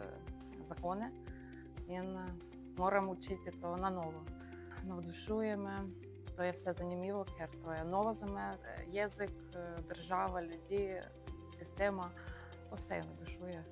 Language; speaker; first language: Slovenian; non-native, learner; Ukrainian